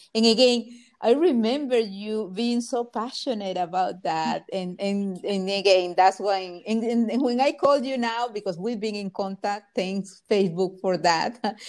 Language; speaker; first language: English; non-native, fluent; Spanish